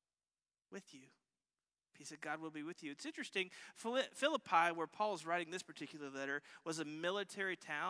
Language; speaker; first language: English; native; English